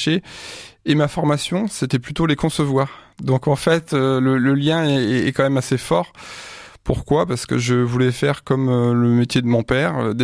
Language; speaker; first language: French; native; French